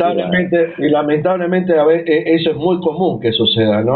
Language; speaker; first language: Spanish; native; Spanish